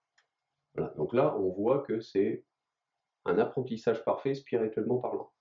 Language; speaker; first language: French; native; French